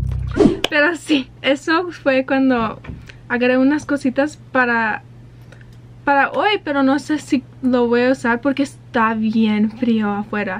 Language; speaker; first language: Spanish; early bilingual, heritage; Spanish